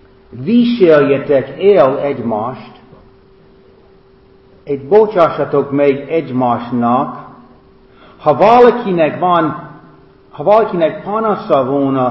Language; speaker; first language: Hungarian; non-native, fluent; English